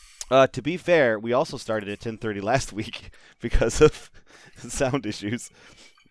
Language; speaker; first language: English; native; English